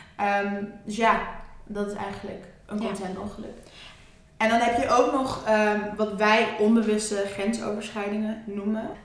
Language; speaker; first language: Dutch; native; Dutch